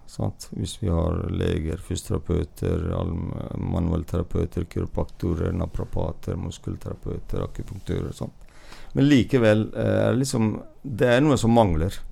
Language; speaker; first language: Norwegian; non-native, fluent; Hindi